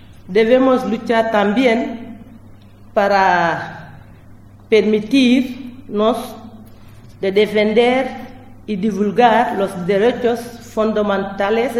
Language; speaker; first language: Spanish; non-native, learner; French